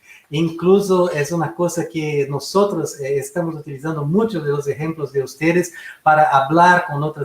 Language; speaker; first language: Spanish; non-native, fluent; Portuguese